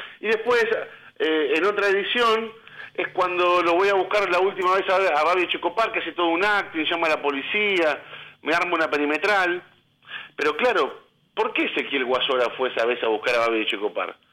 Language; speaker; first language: Spanish; native; Spanish